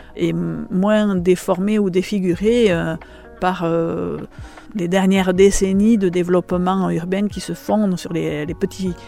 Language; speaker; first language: French; native; French